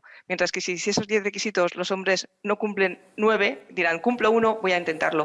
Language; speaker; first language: Spanish; native; Spanish